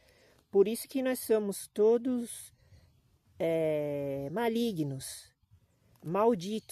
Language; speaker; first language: Portuguese; native; Portuguese